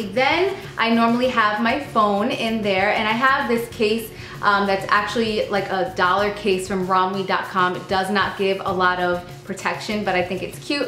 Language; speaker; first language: English; native; English